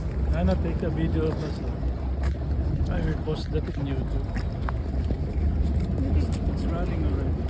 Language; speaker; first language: English; non-native, local second language; Filipino